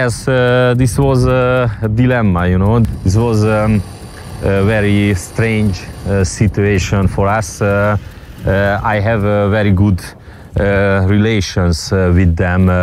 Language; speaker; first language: English; non-native, fluent; Hungarian